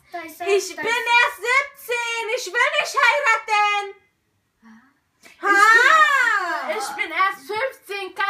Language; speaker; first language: German; early bilingual, other home language; Romany